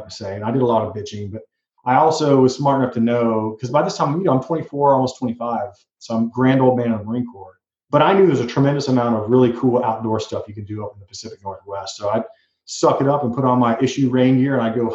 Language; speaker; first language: English; native; English